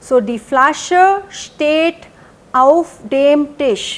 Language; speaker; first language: German; non-native, fluent; Hindi